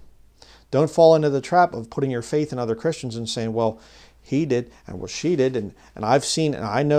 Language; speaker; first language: English; native; English